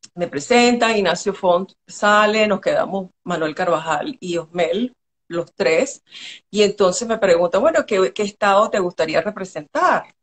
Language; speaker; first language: Spanish; native; Spanish